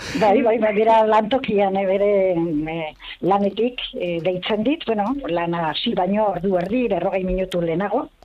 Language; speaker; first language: Basque; native; Basque